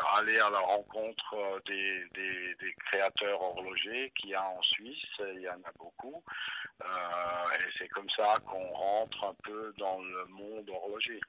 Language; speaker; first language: French; native; French